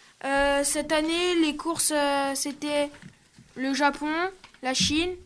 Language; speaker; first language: French; native; French